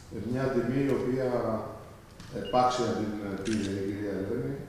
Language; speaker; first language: Greek; native; Greek